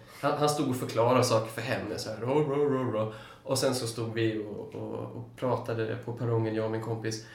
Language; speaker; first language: Swedish; native; Swedish